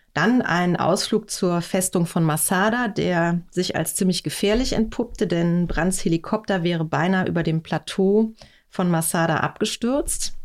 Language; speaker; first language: German; native; German